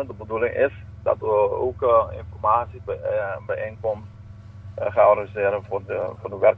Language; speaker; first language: Dutch; non-native, local second language; Papiamento